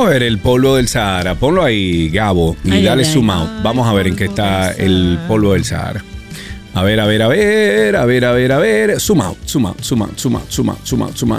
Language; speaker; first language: Spanish; native; Spanish